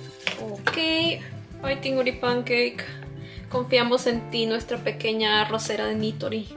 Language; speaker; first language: Spanish; native; Spanish